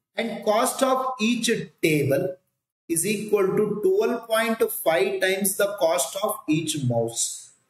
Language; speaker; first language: English; non-native, local second language; Kannada